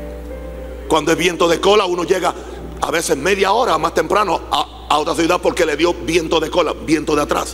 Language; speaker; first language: Spanish; native; Spanish